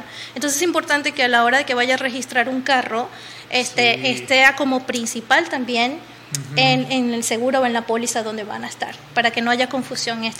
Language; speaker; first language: Spanish; native; Spanish